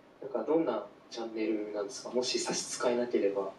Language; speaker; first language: Japanese; native; Japanese